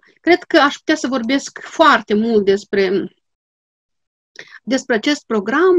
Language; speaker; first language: Romanian; non-native, local second language; Gagauz